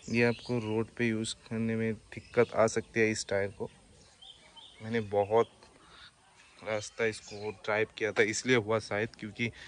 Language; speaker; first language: Hindi; non-native, local second language; Bangla